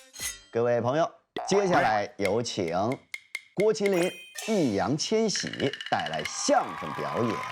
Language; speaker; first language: Chinese; native; Chinese